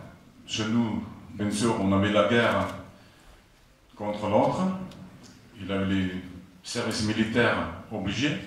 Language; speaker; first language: French; non-native, fluent; Afrikaans